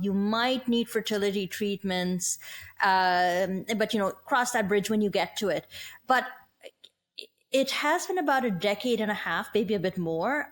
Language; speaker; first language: English; native; English